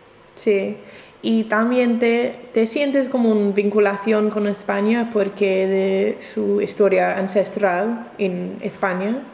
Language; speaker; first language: Spanish; non-native, learner; English